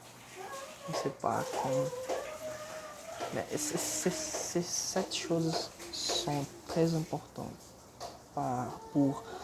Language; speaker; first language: French; non-native, fluent; Portuguese